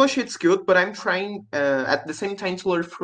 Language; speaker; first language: English; non-native, learner; Portuguese